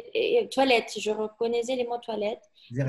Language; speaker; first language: French; non-native, fluent; Spanish